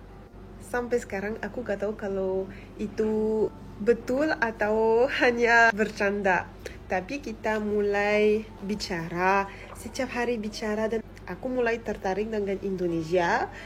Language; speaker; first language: Indonesian; non-native, fluent; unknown